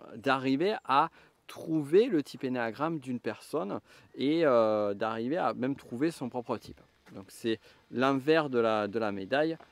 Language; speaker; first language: French; native; French